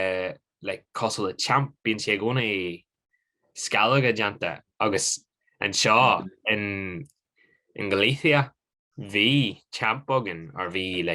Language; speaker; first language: Irish; non-native, local second language; English